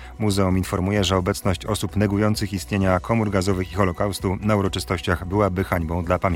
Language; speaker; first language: Polish; native; Polish